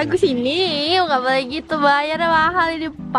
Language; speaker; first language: Indonesian; native; Indonesian